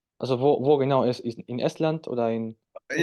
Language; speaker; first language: German; non-native, fluent; Spanish